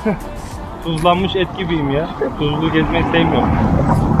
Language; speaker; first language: Turkish; native; Turkish